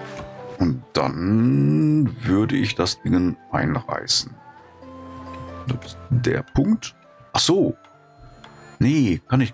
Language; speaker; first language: German; native; German